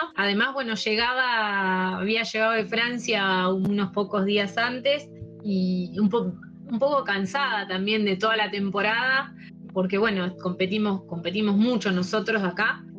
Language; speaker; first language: Spanish; early bilingual, heritage; French